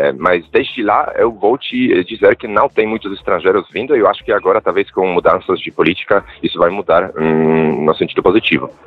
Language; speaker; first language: Portuguese; non-native, fluent; Polish